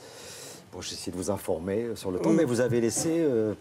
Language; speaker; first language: French; native; French